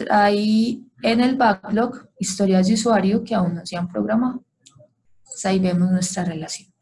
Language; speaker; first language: Spanish; native; Spanish